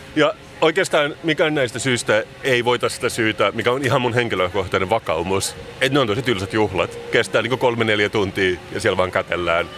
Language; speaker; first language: Finnish; non-native, local second language; Swedish